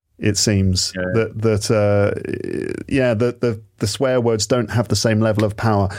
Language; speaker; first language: English; native; English